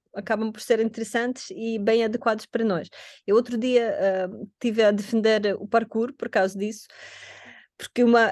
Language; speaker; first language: Portuguese; non-native, fluent; Russian